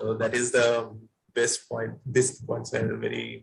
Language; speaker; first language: English; non-native, local second language; Hindi